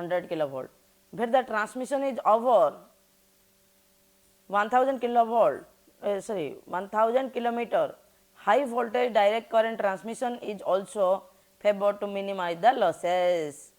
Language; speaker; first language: English; non-native, local second language; Odia